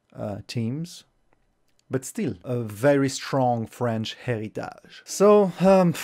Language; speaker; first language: English; non-native, fluent; French